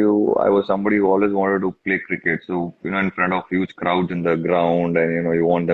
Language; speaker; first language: English; non-native, local second language; Tamil